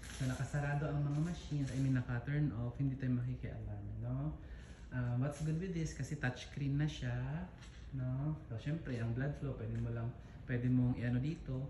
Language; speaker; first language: Filipino; non-native, local second language; Cebuano